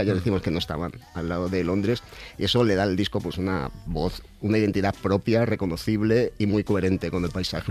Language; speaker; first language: Spanish; native; Spanish